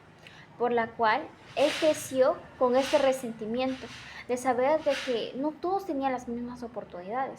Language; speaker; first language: Spanish; native; Spanish